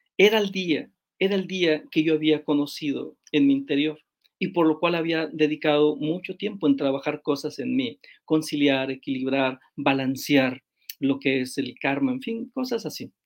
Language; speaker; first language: Spanish; native; Spanish